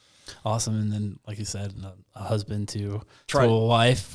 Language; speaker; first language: English; native; English